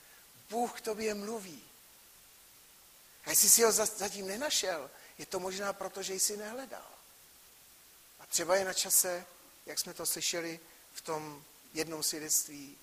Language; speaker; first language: Czech; native; Czech